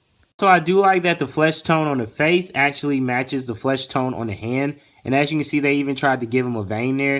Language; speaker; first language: English; native; English